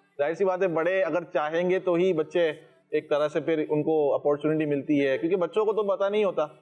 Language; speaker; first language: Urdu; native; Urdu